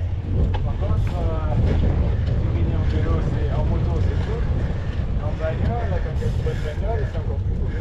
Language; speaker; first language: French; native; French